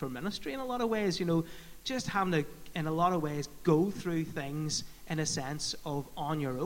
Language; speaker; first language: English; native; English